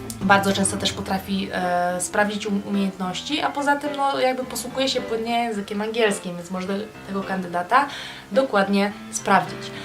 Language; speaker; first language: Polish; native; Polish